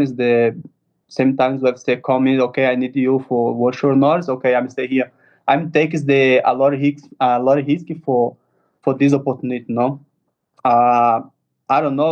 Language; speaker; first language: English; non-native, learner; Portuguese